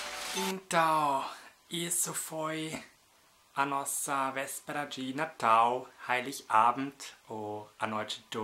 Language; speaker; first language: Portuguese; non-native, fluent; German